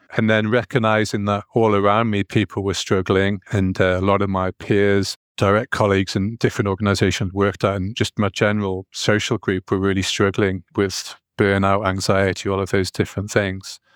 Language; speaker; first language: English; native; English